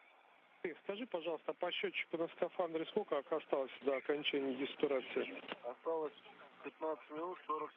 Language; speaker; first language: Russian; native; Russian